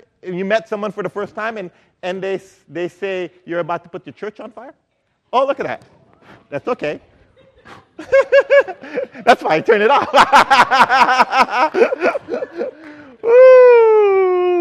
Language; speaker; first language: English; non-native, local second language; Filipino